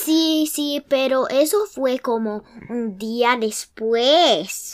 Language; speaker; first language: Spanish; early bilingual, heritage; English